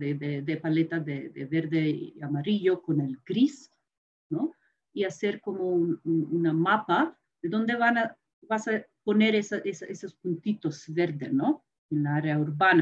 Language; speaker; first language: Spanish; non-native, fluent; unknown